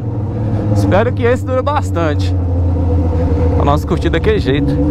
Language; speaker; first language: Portuguese; native; Portuguese